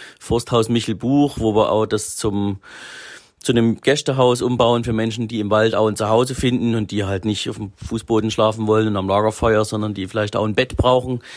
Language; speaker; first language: German; native; German